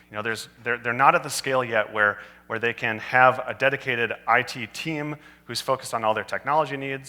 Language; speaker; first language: English; native; English